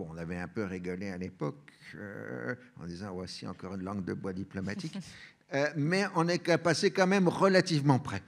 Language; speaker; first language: French; native; French